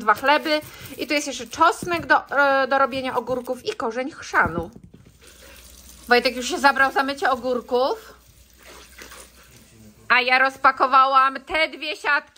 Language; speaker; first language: Polish; native; Polish